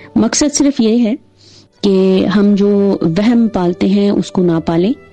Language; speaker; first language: Urdu; non-native, local second language; Sindhi